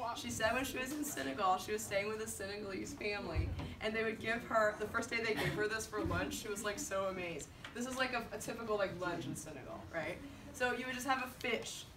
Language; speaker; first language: English; native; English